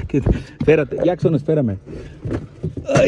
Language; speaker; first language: Spanish; native; Spanish